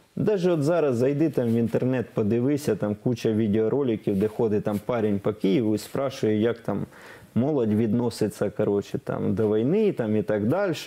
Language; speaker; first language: Ukrainian; non-native, local second language; Russian